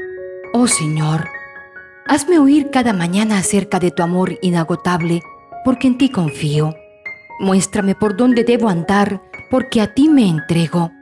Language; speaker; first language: Spanish; native; Spanish